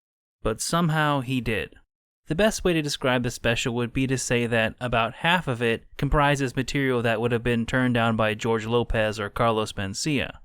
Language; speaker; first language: English; native; English